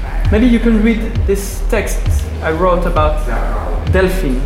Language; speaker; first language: English; non-native, fluent; French